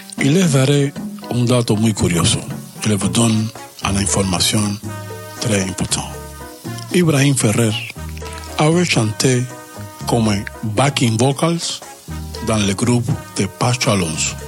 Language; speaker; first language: French; non-native, learner; Spanish